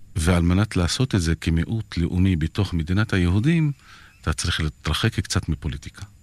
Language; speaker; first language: Hebrew; non-native, local second language; Arabic